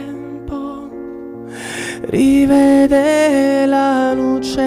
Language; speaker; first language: Italian; native; Italian